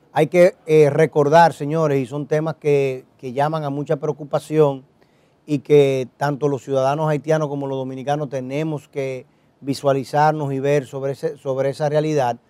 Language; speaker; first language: Spanish; native; Spanish